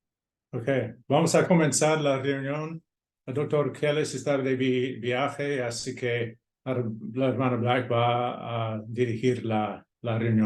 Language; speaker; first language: Spanish; non-native, fluent; English